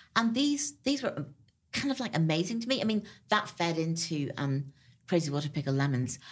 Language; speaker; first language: English; native; English